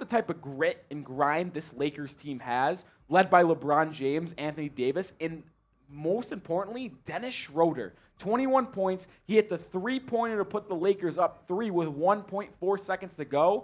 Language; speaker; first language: English; native; English